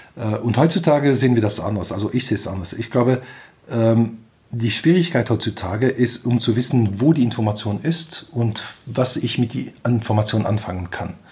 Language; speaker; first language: German; non-native, fluent; French